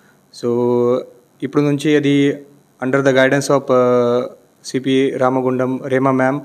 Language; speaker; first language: Telugu; non-native, learner; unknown